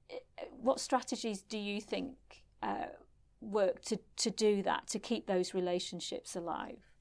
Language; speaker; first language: English; native; English